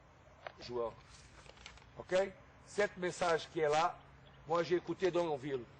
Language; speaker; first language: French; non-native, fluent; Portuguese